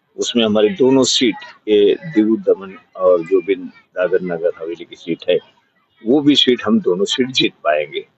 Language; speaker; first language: Hindi; non-native, local second language; Marathi